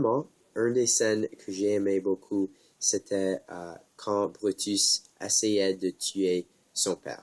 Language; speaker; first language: French; non-native, learner; English